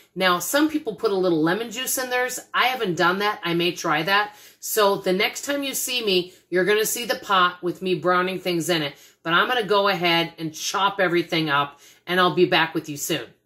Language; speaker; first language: English; native; English